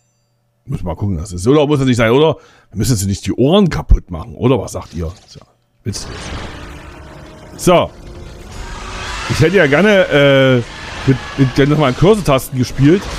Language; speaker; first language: German; native; German